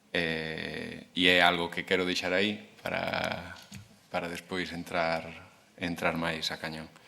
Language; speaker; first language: Galician; native; Galician